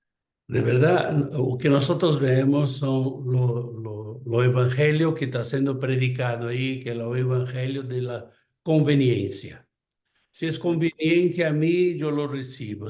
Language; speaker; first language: Spanish; non-native, fluent; Portuguese